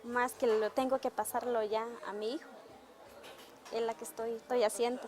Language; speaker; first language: Spanish; non-native, local second language; Tzotzil